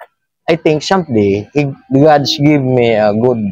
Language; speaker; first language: English; non-native, learner; Filipino